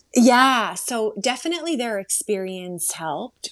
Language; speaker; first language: English; early bilingual, other home language; Slovak